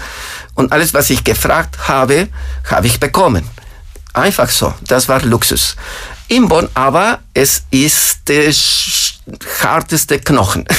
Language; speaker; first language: German; non-native, fluent; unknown